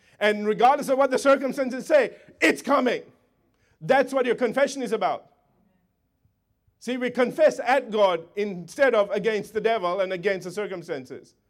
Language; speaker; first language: English; native; English